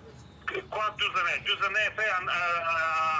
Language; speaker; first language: French; non-native, learner; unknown